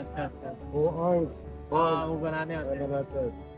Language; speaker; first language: Hindi; non-native, learner; Persian